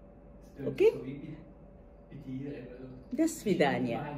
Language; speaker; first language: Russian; non-native, fluent; Bangla